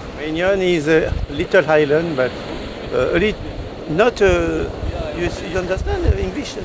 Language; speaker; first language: English; non-native, learner; French